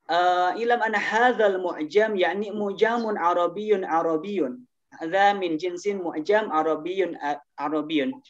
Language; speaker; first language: Arabic; non-native, learner; Indonesian